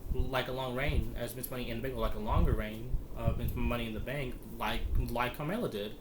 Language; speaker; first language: English; native; English